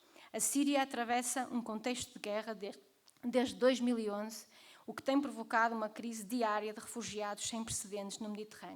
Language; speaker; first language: Portuguese; native; Portuguese